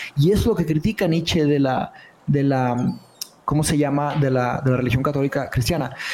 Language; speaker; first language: Spanish; early bilingual, other home language; Portuguese